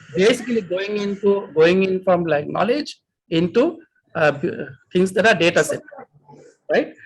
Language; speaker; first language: English; non-native, local second language; Sinhala